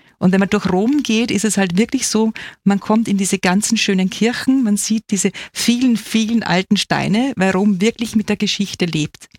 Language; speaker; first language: German; native; German